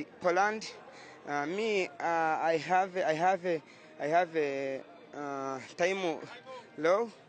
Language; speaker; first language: English; non-native, learner; Kinyarwanda